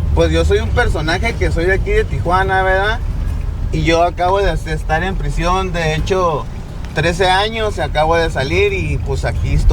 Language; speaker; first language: Spanish; native; Spanish